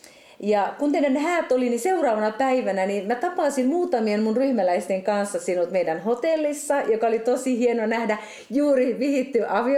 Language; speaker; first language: Finnish; native; Finnish